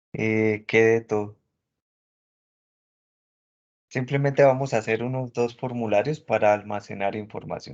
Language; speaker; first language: Spanish; native; Spanish